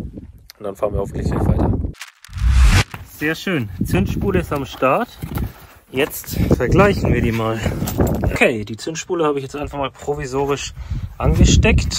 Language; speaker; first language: German; native; German